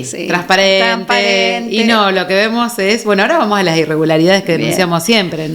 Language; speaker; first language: Spanish; native; Spanish